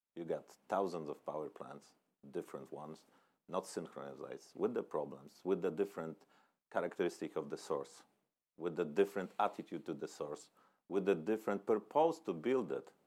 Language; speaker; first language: English; non-native, fluent; Polish